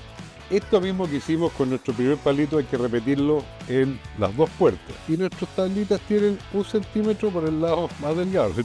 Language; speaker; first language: Spanish; native; Spanish